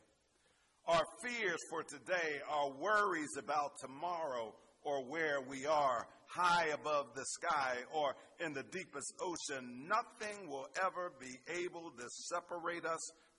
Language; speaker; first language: English; native; English